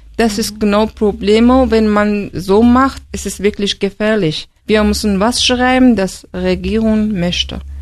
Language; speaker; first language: German; non-native, learner; Persian